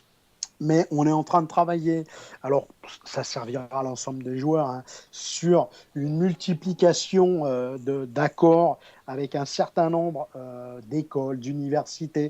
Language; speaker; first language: French; native; French